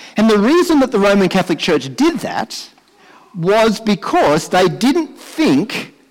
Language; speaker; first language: English; native; English